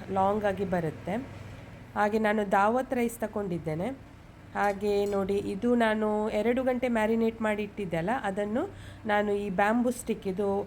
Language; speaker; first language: Kannada; non-native, local second language; Konkani